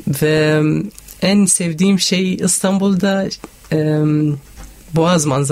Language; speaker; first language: Turkish; non-native, learner; Arabic